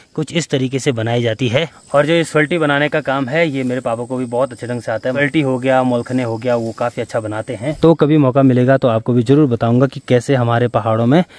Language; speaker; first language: Hindi; non-native, local second language; Garhwali